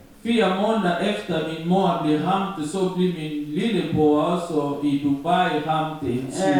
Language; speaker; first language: Danish; non-native, learner; French